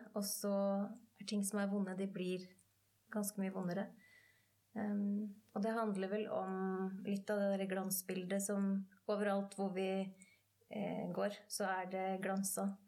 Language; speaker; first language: Norwegian; native; Norwegian